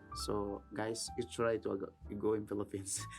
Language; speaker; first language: English; non-native, learner; Filipino